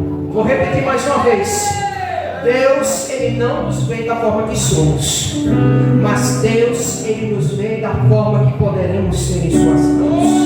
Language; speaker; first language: Portuguese; native; Portuguese